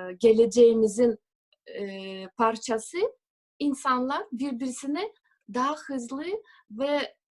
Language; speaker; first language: Turkish; non-native, fluent; Russian